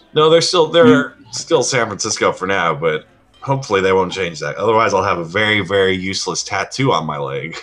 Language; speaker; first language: English; native; English